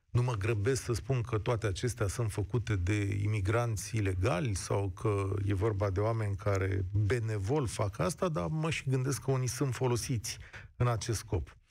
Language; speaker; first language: Romanian; native; Romanian